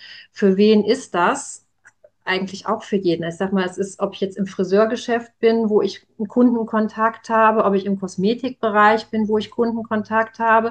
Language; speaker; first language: German; native; German